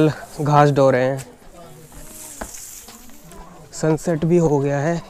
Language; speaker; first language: Hindi; native; Hindi